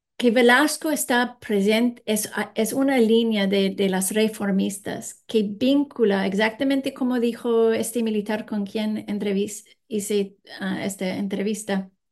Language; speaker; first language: Spanish; non-native, fluent; English